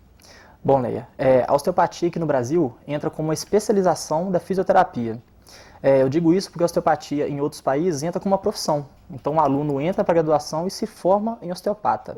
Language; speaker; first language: Portuguese; native; Portuguese